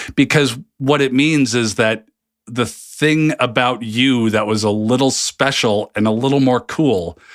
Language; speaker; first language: English; native; English